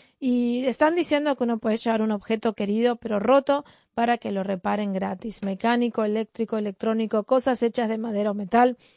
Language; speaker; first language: Spanish; native; Spanish